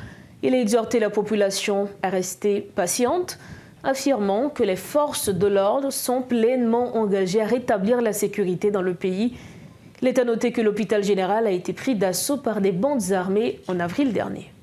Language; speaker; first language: French; non-native, local second language; Haitian Creole